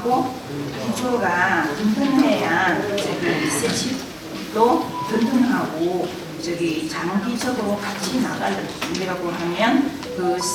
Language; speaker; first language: Korean; non-native, fluent; Vietnamese